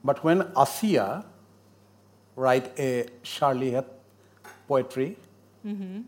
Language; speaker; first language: English; non-native, learner; Bangla